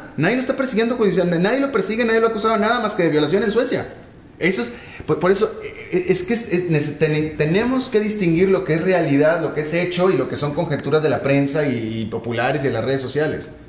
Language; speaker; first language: Spanish; native; Spanish